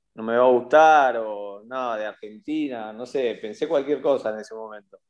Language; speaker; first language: Spanish; native; Spanish